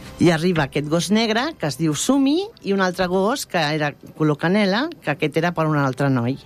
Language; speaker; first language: Catalan; non-native, local second language; Spanish